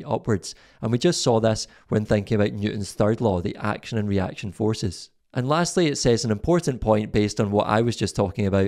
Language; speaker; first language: English; native; English